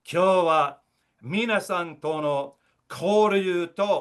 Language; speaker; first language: Japanese; non-native, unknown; English